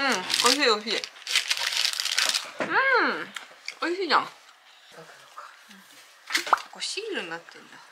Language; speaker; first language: Japanese; native; Japanese